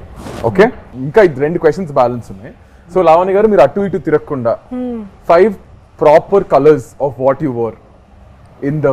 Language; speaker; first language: Telugu; native; Telugu